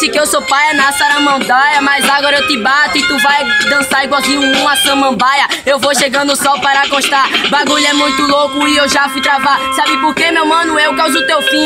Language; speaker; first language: Portuguese; native; Portuguese